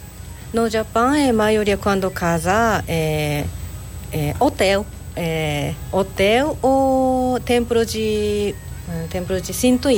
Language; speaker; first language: Portuguese; non-native, learner; Japanese